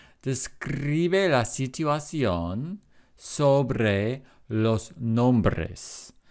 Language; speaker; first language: Spanish; non-native, fluent; English